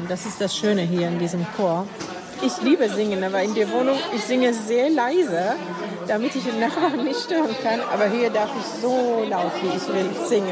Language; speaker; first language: German; non-native, fluent; Arabic